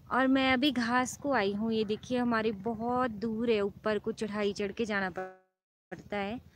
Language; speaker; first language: Hindi; native; Hindi